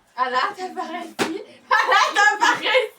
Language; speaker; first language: French; native; French